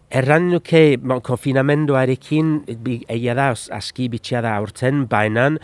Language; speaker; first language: Basque; non-native, fluent; English